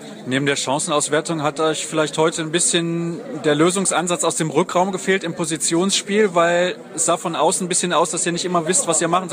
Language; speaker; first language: German; native; German